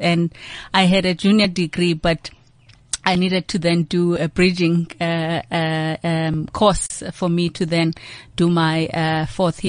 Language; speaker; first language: English; non-native, local second language; Xhosa